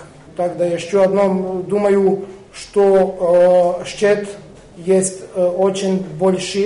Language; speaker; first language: Russian; non-native, learner; Serbian